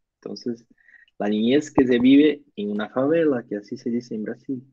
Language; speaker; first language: Spanish; non-native, learner; Portuguese